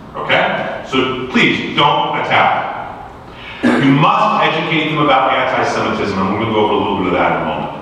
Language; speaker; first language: English; native; English